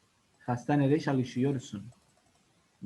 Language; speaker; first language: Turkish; non-native, learner; Spanish